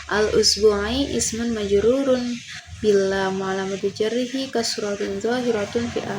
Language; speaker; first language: Arabic; non-native, learner; Indonesian